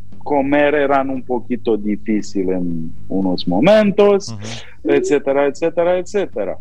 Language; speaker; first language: Spanish; non-native, fluent; Romanian